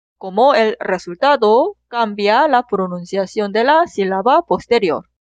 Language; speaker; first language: Spanish; non-native, fluent; Korean